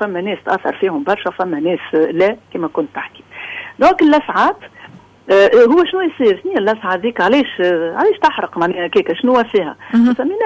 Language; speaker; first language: Arabic; native; Arabic